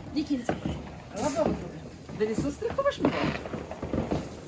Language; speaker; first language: Bulgarian; native; Bulgarian